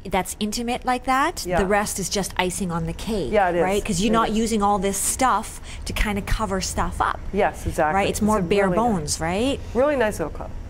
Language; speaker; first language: English; native; English